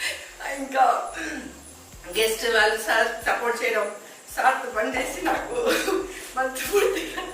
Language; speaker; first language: Telugu; non-native, fluent; Bangla